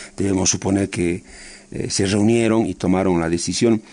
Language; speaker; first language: Spanish; native; Spanish